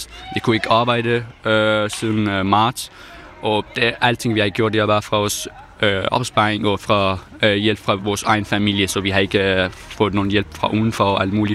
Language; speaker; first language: Danish; non-native, fluent; Persian